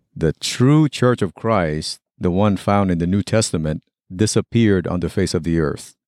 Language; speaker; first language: English; non-native, local second language; Pampanga